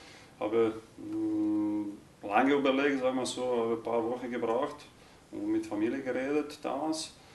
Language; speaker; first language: German; non-native, learner; Croatian